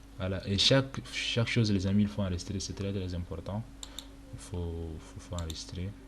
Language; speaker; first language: French; non-native, local second language; Arabic